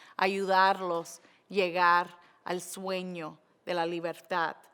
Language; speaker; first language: Spanish; early bilingual, other home language; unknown